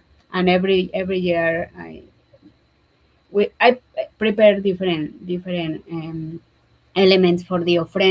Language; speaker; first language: English; non-native, learner; Spanish